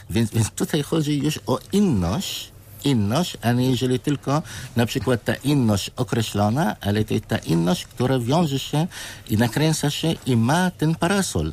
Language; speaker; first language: Polish; non-native, fluent; Arabic